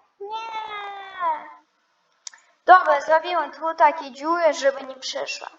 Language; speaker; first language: Polish; non-native, learner; Ukrainian